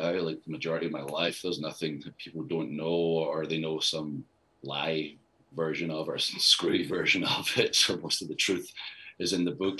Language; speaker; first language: English; native; English